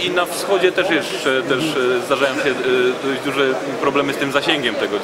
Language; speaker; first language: Polish; native; Polish